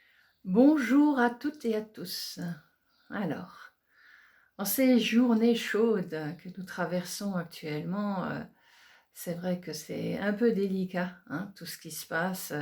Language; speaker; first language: French; native; French